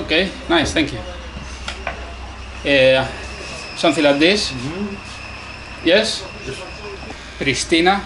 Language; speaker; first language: English; non-native, learner; Spanish